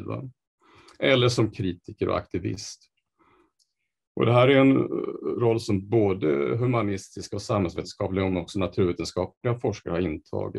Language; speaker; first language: Swedish; native; Swedish